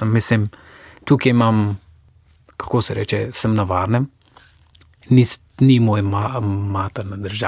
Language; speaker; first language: Slovenian; non-native, fluent; Persian